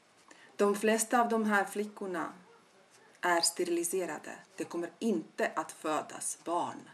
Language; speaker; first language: Swedish; non-native, fluent; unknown